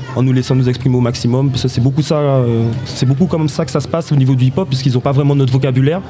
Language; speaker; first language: French; native; French